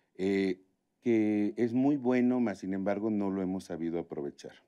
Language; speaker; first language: Spanish; native; Spanish